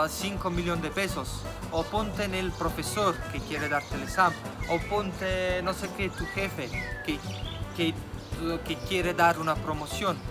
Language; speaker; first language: Spanish; non-native, fluent; Italian